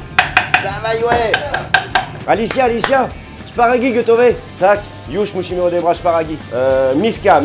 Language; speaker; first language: Polish; non-native, learner; French